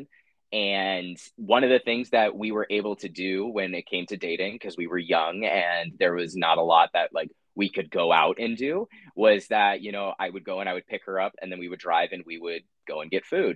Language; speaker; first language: English; native; English